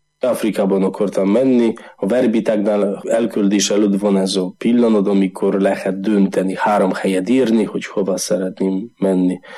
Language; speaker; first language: Hungarian; non-native, learner; Polish